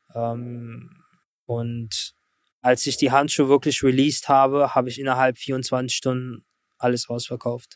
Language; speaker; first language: German; early bilingual, other home language; Russian